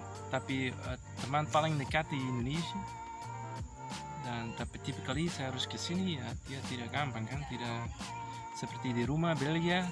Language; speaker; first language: Indonesian; non-native, learner; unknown